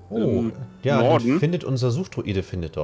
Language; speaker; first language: German; native; German